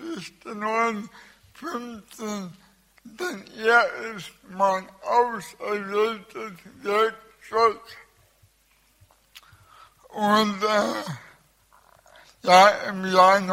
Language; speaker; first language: German; early bilingual, other home language; Russian